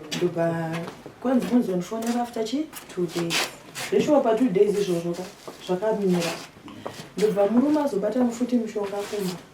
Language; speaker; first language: Shona; early bilingual, other home language; Nyanja